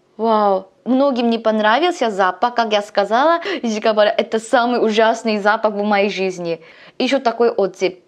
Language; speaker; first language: Russian; non-native, learner; Korean